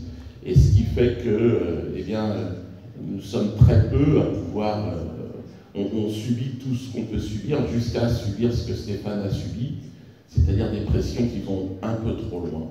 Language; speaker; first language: French; native; French